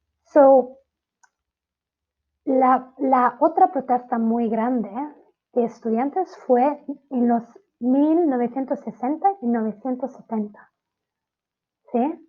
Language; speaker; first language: Spanish; non-native, fluent; Italian